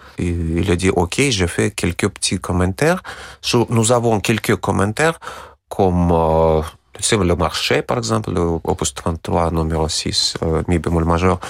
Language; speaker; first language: French; non-native, learner; Russian